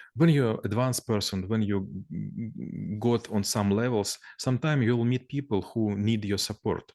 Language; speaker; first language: English; non-native, learner; Russian